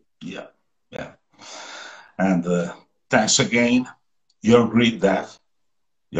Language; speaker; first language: English; non-native, learner; Italian